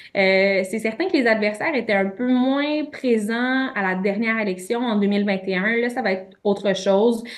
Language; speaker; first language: French; native; French